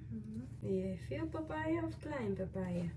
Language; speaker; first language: Dutch; non-native, learner; Indonesian